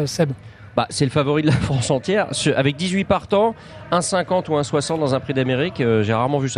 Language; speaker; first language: French; native; French